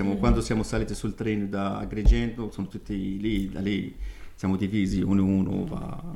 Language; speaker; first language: Italian; non-native, fluent; Arabic